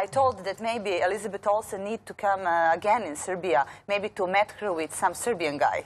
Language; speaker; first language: English; non-native, learner; Serbian